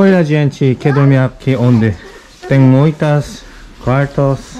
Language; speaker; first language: Portuguese; non-native, learner; Korean